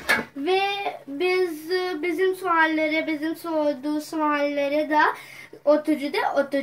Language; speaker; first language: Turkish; non-native, learner; Urdu